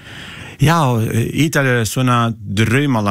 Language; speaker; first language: Icelandic; non-native, learner; Italian